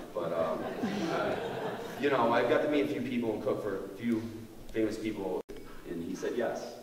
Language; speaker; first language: English; native; English